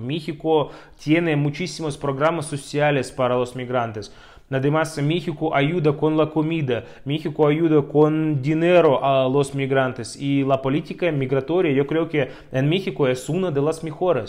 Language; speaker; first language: Spanish; non-native, fluent; Russian